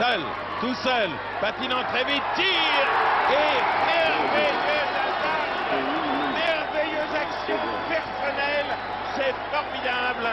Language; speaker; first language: French; native; French